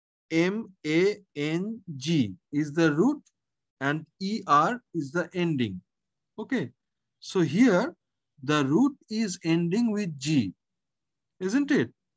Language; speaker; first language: English; non-native, local second language; Bangla